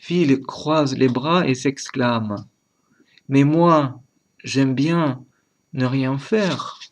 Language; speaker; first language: French; non-native, learner; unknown